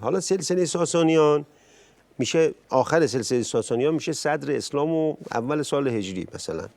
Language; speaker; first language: Persian; native; Persian